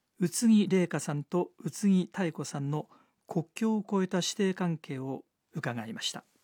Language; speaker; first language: Japanese; native; Japanese